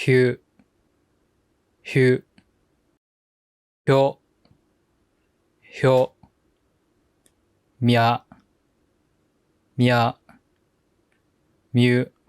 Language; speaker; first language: Japanese; native; Japanese